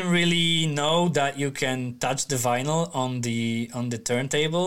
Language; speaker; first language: English; non-native, fluent; Polish